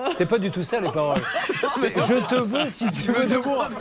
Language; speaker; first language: French; native; French